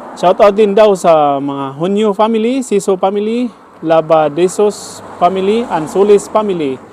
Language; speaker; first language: Filipino; non-native, local second language; Cebuano